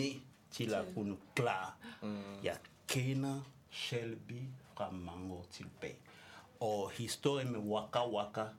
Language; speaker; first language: Danish; non-native, learner; French